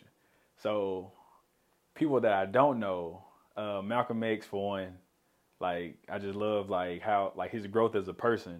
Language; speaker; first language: English; native; English